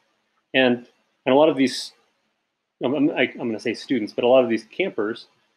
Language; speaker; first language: English; native; English